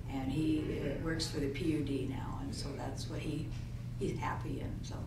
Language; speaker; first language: English; native; English